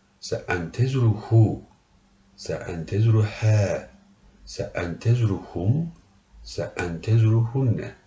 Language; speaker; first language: Arabic; non-native, learner; Turkish